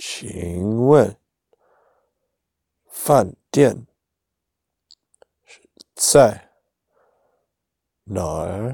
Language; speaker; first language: Chinese; non-native, learner; English